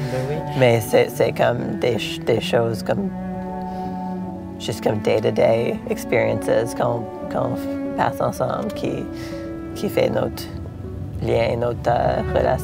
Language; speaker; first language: French; non-native, local second language; English